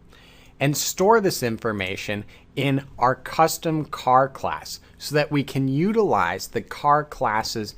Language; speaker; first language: English; native; English